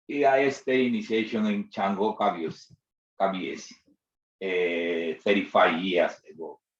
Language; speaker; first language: English; non-native, learner; Spanish